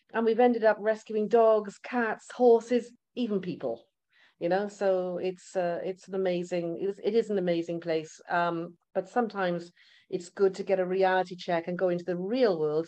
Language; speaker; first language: English; native; English